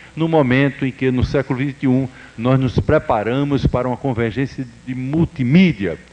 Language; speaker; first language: Portuguese; native; Portuguese